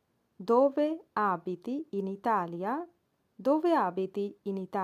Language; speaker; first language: Italian; non-native, learner; Bangla